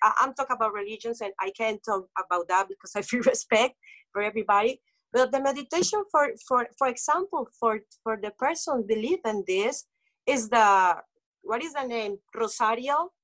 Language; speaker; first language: English; non-native, learner; Spanish